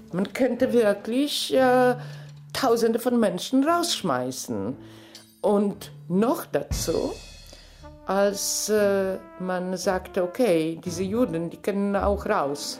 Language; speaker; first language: German; non-native, fluent; Polish